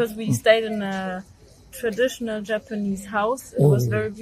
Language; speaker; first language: English; non-native, fluent; German